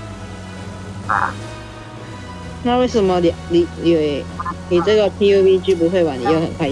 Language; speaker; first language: Chinese; native; Chinese